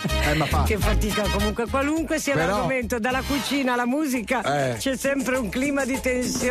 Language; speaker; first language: Italian; native; Italian